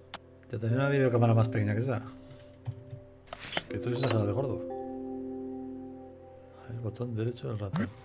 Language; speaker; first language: Spanish; native; Spanish